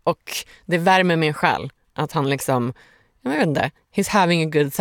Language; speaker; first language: Swedish; native; Swedish